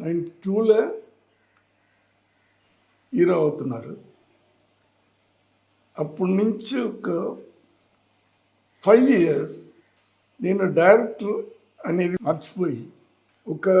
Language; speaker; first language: Telugu; non-native, learner; Tamil